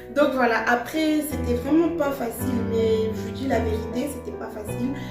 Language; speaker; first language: French; early bilingual, other home language; Lingala